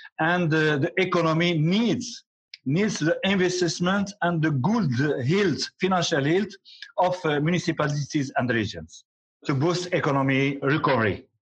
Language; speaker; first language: English; non-native, learner; Arabic